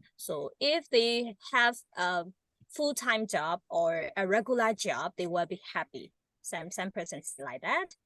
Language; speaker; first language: English; non-native, learner; Burmese